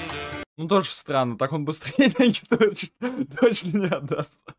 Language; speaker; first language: Russian; native; Russian